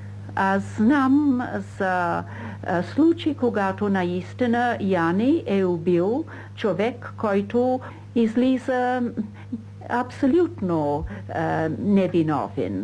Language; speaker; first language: Bulgarian; non-native, fluent; English